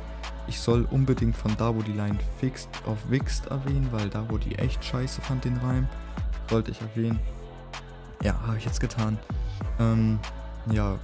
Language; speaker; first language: German; native; German